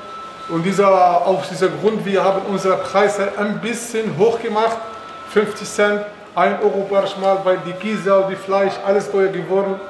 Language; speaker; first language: German; non-native, learner; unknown